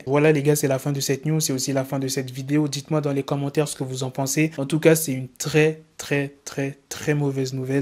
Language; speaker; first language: French; native; French